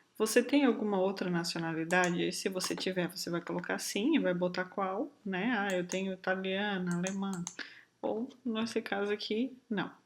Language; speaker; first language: Portuguese; native; Portuguese